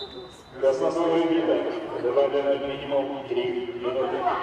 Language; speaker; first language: Russian; native; Russian